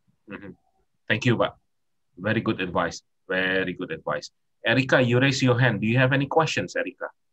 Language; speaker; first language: English; non-native, fluent; Indonesian